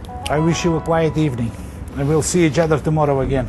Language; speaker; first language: English; non-native, fluent; Dutch